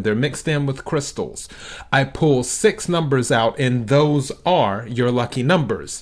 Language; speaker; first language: English; native; English